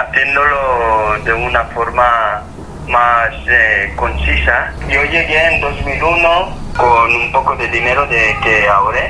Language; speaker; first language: Spanish; non-native, fluent; Hebrew